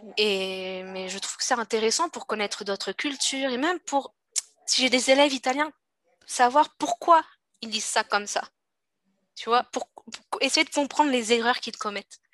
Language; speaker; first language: French; native; French